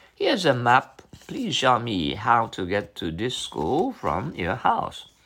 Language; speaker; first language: English; non-native, learner; Japanese